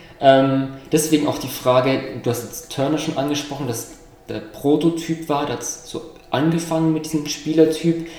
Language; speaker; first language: German; native; German